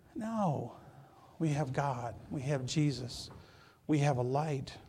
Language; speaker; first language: English; native; English